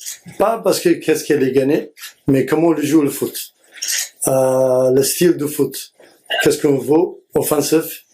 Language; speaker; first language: French; non-native, learner; Arabic